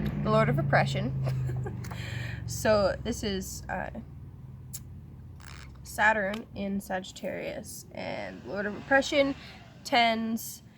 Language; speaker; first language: English; native; English